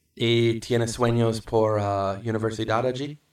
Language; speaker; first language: Spanish; non-native, learner; English